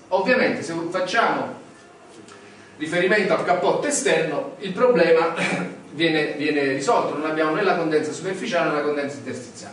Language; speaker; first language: Italian; native; Italian